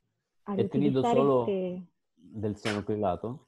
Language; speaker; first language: Spanish; non-native, fluent; Italian